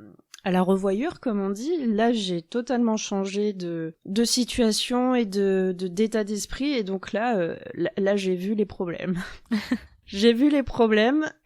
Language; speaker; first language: French; native; French